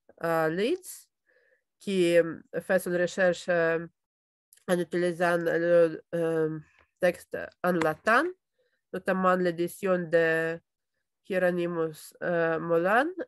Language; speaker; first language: French; non-native, fluent; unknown